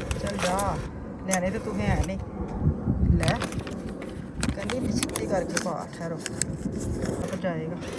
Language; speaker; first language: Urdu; non-native, local second language; Punjabi